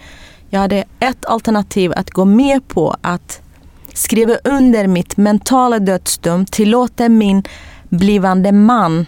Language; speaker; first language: Swedish; non-native, fluent; Kurdish